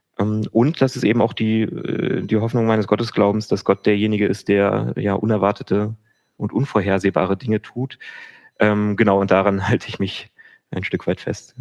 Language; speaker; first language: German; native; German